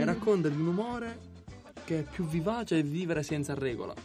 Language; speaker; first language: Italian; native; Italian